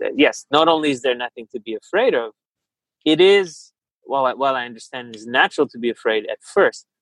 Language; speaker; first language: English; early bilingual, other home language; Portuguese